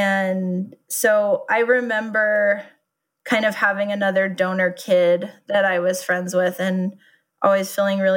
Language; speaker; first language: English; native; English